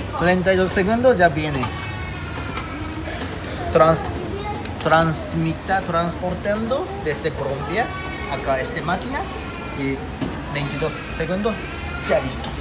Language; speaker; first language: Spanish; non-native, learner; Japanese